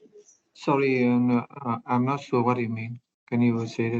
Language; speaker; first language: English; non-native, learner; Vietnamese